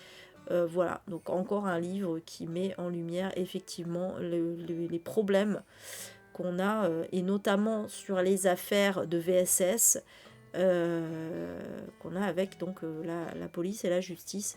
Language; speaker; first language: French; native; French